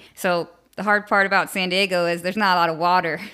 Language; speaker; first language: English; native; English